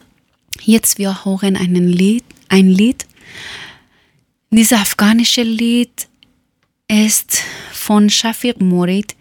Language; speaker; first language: German; non-native, learner; Persian